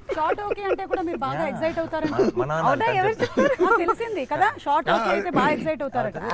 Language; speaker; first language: Telugu; native; Telugu